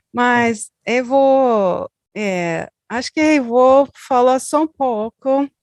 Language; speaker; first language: Portuguese; non-native, learner; Turkish